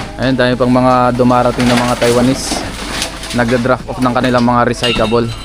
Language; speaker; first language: Filipino; non-native, local second language; Iloko